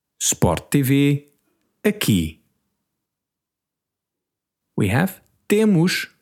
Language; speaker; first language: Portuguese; non-native, learner; English